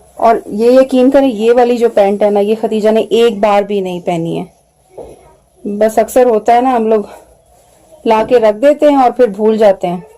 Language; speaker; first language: Urdu; native; Urdu